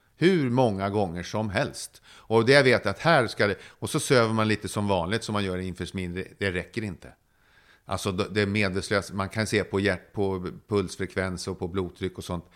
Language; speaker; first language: Swedish; native; Swedish